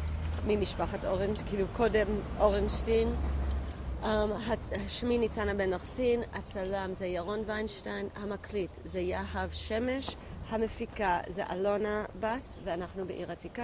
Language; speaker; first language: Hebrew; native; Hebrew